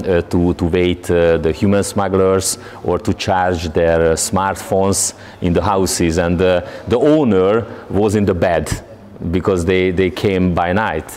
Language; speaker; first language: English; non-native, learner; Hungarian